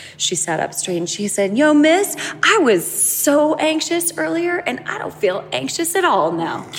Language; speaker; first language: English; native; English